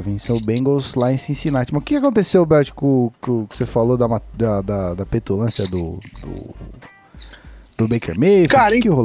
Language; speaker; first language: Portuguese; native; Portuguese